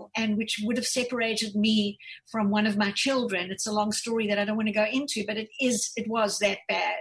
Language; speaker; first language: English; native; English